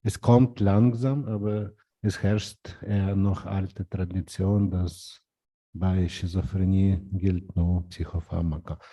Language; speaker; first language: German; non-native, fluent; Ukrainian